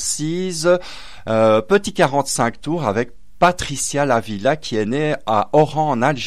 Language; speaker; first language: French; native; French